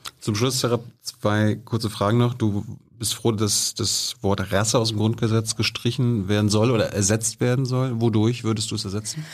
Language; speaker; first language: German; native; German